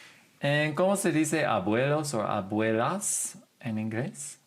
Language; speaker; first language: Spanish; non-native, fluent; English